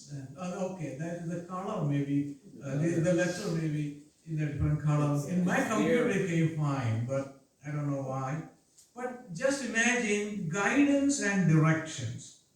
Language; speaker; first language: English; non-native, local second language; Malayalam